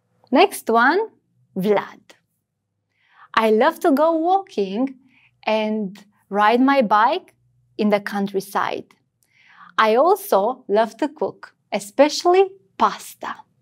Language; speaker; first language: English; non-native, fluent; Romanian